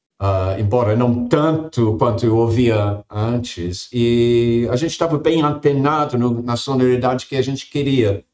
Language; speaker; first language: Portuguese; non-native, fluent; English